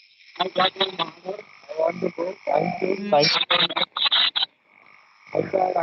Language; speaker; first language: English; non-native, learner; Telugu